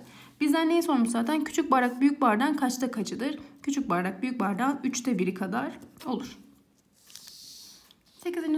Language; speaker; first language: Turkish; native; Turkish